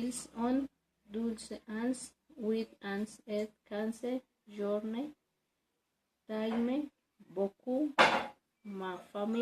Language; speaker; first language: French; non-native, learner; Spanish